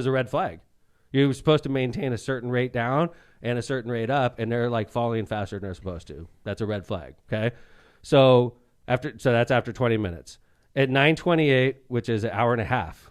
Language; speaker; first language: English; native; English